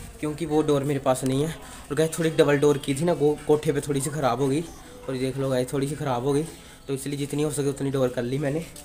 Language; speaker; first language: Hindi; non-native, local second language; Punjabi